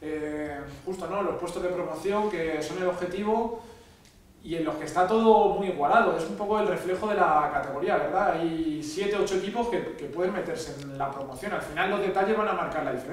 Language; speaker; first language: Spanish; native; Spanish